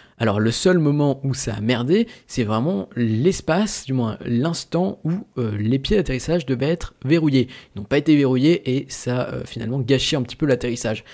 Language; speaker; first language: French; native; French